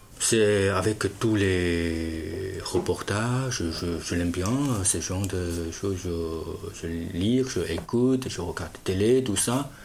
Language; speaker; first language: French; non-native, fluent; Chinese